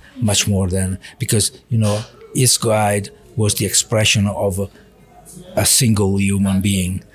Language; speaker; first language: English; non-native, learner; Italian